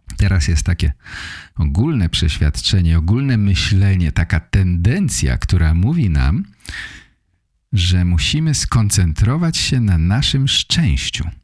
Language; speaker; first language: Polish; native; Polish